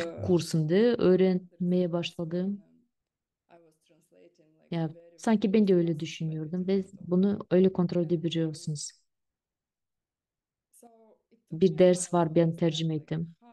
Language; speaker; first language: Turkish; non-native, fluent; Russian